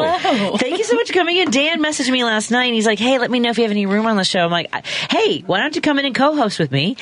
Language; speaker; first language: English; native; English